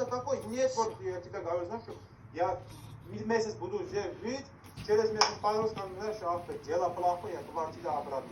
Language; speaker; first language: Russian; non-native, learner; Tajik